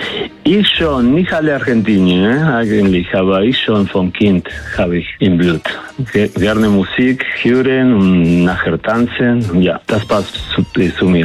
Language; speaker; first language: German; non-native, fluent; Spanish